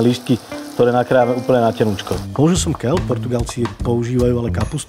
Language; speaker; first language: Slovak; native; Slovak